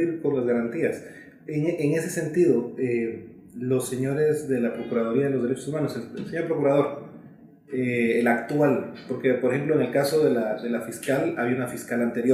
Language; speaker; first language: Spanish; native; Spanish